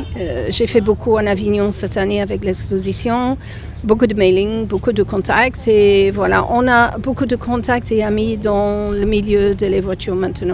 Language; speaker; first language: French; non-native, fluent; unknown